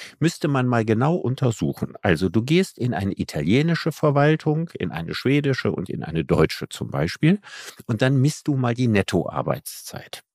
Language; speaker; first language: German; native; German